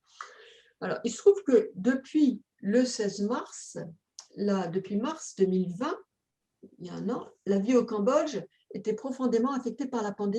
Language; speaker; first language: French; native; French